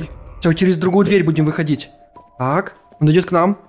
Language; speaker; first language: Russian; native; Russian